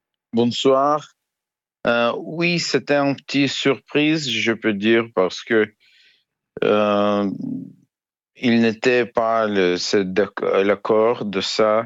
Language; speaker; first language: French; non-native, learner; Ukrainian